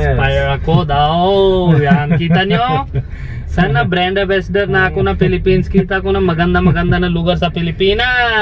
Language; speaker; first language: Filipino; non-native, learner; Punjabi